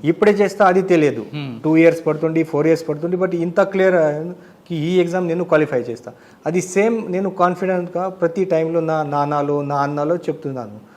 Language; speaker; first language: Telugu; non-native, learner; Marathi